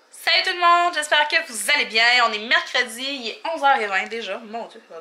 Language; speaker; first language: French; native; French